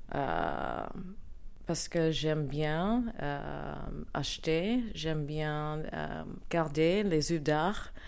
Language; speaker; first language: French; non-native, learner; English